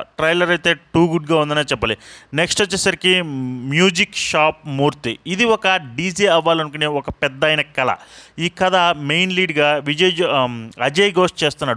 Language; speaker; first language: Telugu; native; Telugu